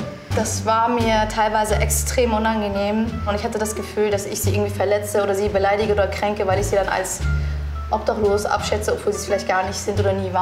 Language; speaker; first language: German; early bilingual, other home language; Turkish